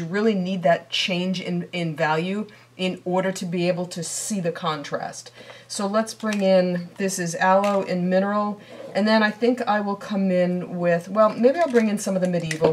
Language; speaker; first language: English; native; English